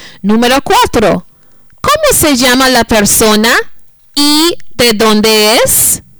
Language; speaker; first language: Spanish; non-native, fluent; English